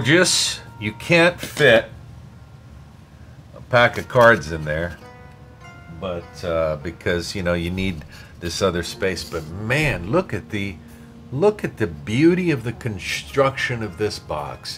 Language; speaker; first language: English; native; English